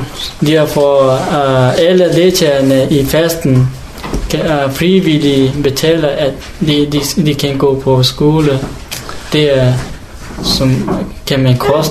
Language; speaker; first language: Danish; non-native, learner; Hakha Chin